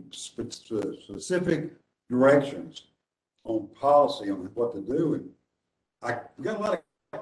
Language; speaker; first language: English; native; English